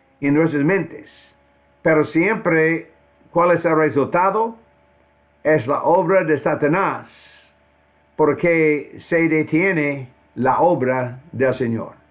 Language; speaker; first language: Spanish; non-native, fluent; English